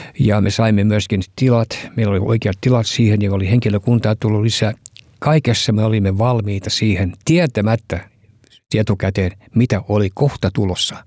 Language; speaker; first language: Finnish; early bilingual, heritage; Finnish